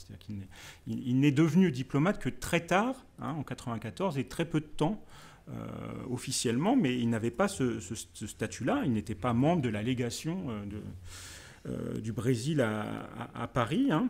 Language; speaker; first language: French; native; French